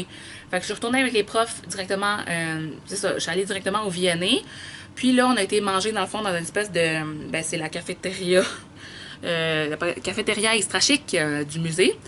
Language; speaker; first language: French; native; French